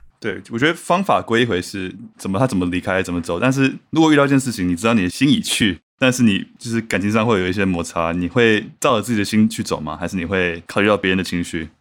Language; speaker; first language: Chinese; native; Chinese